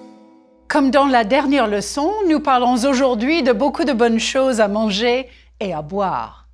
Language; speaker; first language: French; non-native, fluent; English